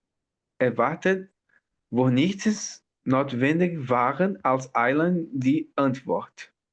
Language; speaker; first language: German; non-native, learner; Portuguese